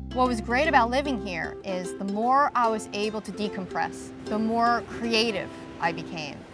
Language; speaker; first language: English; native; English